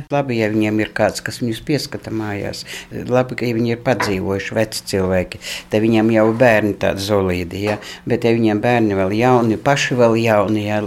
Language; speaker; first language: Latvian; non-native, local second language; Russian